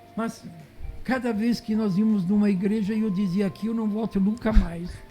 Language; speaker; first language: Portuguese; early bilingual, other home language; Italian